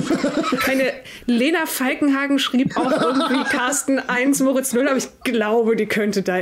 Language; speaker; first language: German; native; German